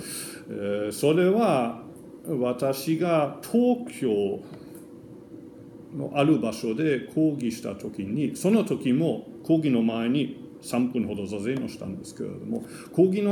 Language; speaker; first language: Japanese; non-native, fluent; German